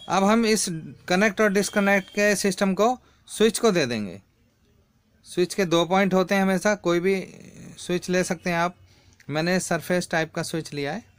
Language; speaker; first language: Hindi; native; Hindi